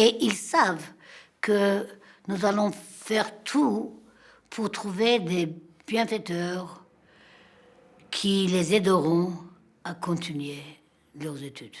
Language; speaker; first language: French; non-native, fluent; Armenian